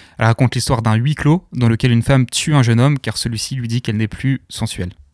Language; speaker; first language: French; native; French